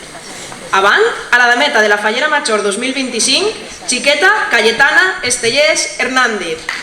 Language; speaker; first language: Catalan; native; Catalan